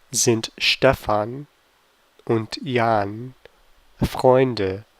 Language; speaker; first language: German; non-native, fluent; English